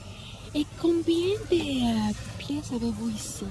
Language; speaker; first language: French; non-native, learner; English